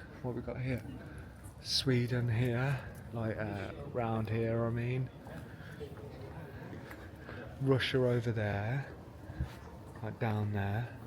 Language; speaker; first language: English; native; English